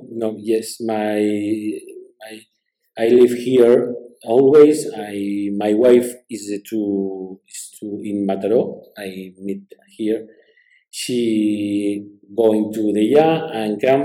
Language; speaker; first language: English; non-native, learner; Spanish